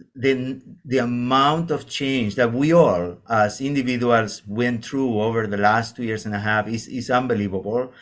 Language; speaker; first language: English; non-native, fluent; Spanish